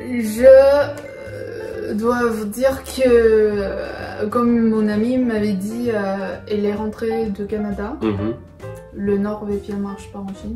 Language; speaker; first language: French; non-native, fluent; Chinese